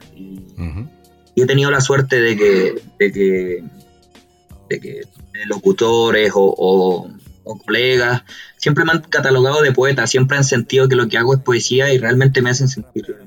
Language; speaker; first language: Spanish; native; Spanish